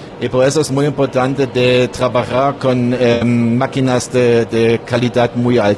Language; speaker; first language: Spanish; non-native, learner; German